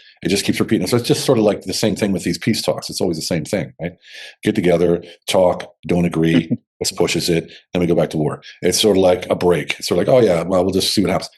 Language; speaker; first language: English; native; English